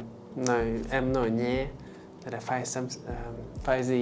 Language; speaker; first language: Vietnamese; non-native, learner; English